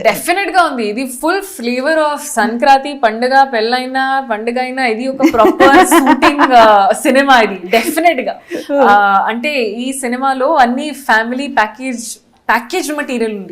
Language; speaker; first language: Telugu; non-native, fluent; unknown